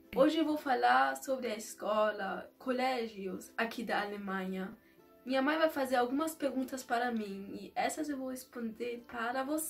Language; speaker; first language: Portuguese; early bilingual, heritage; Portuguese